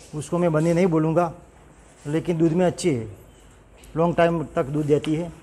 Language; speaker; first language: Hindi; non-native, local second language; Gujarati